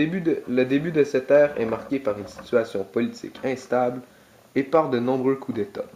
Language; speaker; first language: French; native; French